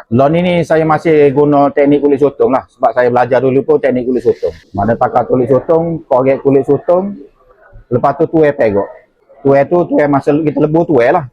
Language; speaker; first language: Malay; native; Malay